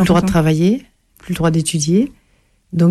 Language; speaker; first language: French; native; French